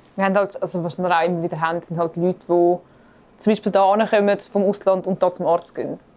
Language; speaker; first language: German; native; German